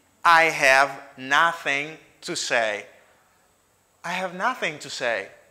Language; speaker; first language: English; non-native, fluent; Haitian Creole